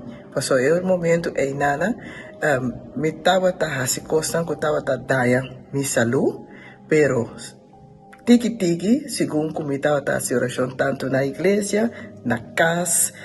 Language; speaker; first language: Spanish; non-native, learner; Papiamento